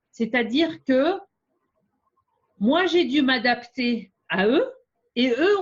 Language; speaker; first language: French; native; French